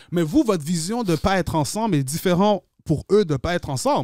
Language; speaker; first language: French; native; French